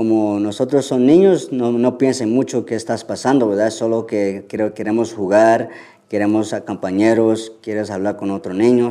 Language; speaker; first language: Spanish; early bilingual, heritage; Spanish